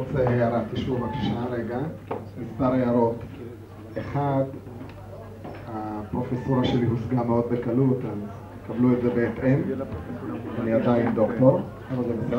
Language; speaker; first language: Hebrew; native; Hebrew